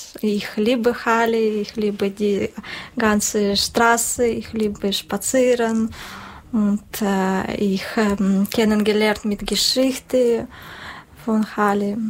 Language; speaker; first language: German; non-native, learner; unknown